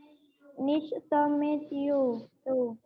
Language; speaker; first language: English; non-native, learner; Indonesian